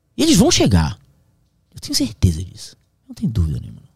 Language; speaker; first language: Portuguese; native; Portuguese